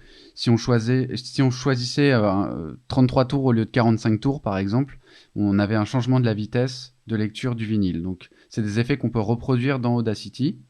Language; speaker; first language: French; native; French